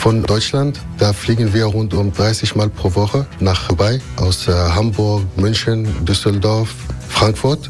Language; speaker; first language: German; non-native, fluent; Arabic